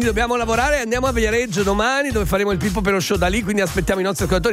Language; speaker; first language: Italian; native; Italian